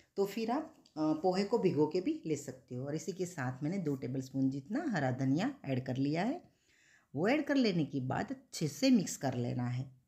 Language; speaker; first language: Hindi; non-native, local second language; Gujarati